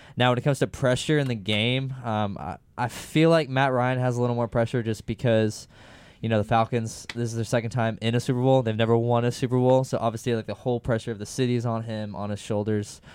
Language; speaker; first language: English; native; English